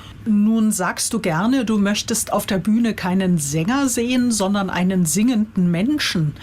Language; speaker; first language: German; native; German